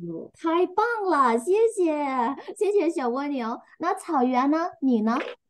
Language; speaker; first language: Chinese; non-native, fluent; Vietnamese